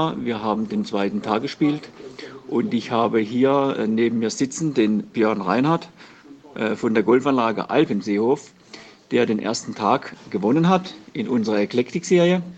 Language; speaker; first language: German; native; German